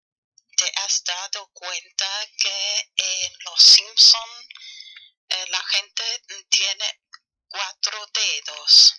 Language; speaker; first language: Spanish; non-native, fluent; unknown